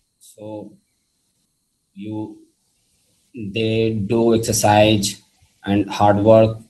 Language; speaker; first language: English; non-native, learner; Hindi